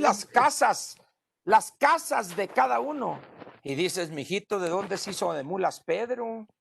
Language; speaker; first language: Spanish; native; Spanish